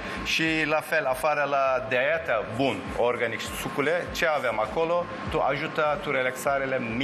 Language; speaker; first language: Romanian; non-native, learner; Turkish